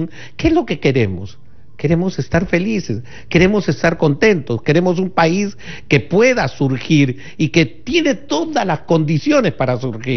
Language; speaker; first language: Spanish; native; Spanish